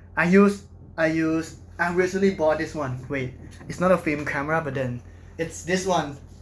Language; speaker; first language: English; non-native, fluent; Thai